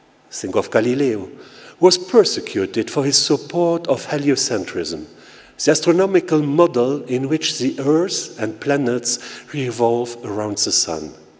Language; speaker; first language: English; non-native, fluent; Luxembourgish